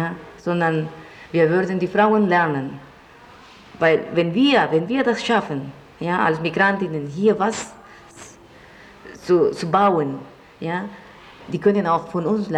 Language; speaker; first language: German; non-native, fluent; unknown